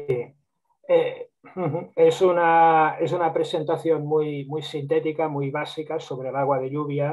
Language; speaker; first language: Spanish; native; Spanish